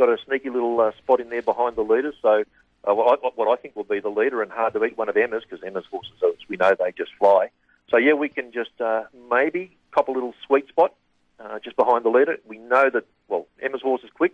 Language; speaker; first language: English; native; English